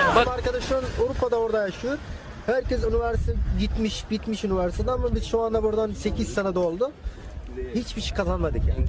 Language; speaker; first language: Turkish; non-native, learner; Arabic